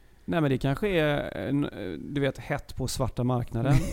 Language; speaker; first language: Swedish; native; Swedish